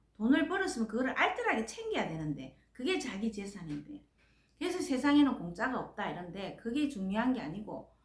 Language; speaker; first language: Korean; native; Korean